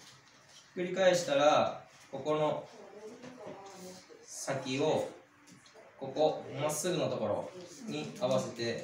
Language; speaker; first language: Japanese; native; Japanese